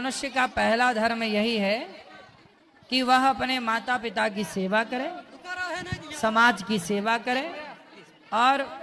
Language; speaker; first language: Hindi; native; Hindi